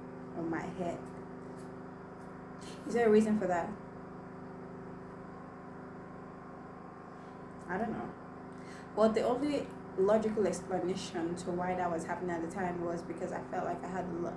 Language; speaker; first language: English; non-native, local second language; Igbo